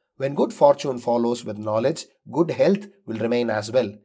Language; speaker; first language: English; non-native, local second language; Tamil